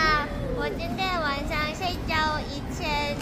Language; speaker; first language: Chinese; non-native, learner; Korean